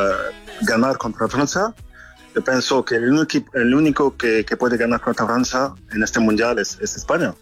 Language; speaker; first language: Spanish; non-native, fluent; French